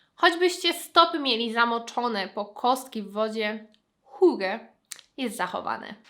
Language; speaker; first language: Polish; native; Polish